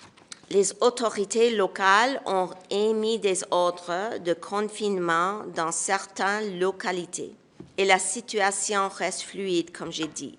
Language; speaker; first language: French; non-native, local second language; English